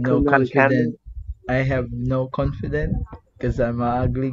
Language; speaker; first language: English; non-native, learner; Filipino